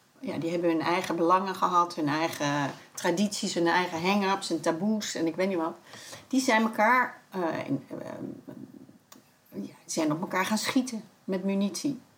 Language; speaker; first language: Dutch; native; Dutch